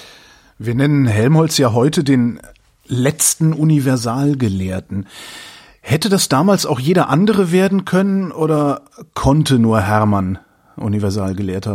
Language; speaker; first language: German; native; German